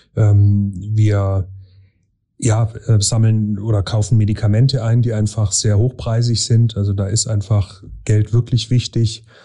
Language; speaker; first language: German; native; German